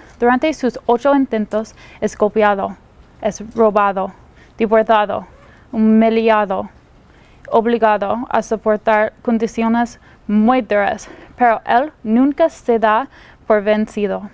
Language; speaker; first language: Spanish; non-native, learner; English